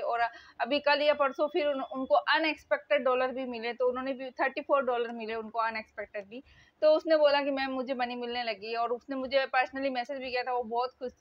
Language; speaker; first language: Hindi; native; Hindi